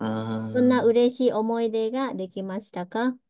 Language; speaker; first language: Japanese; early bilingual, heritage; Vietnamese